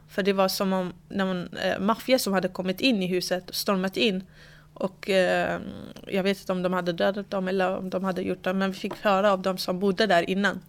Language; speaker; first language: Swedish; early bilingual, other home language; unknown